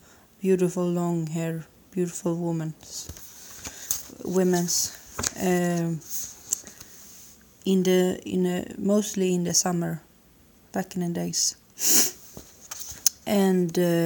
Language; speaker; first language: English; non-native, learner; Swedish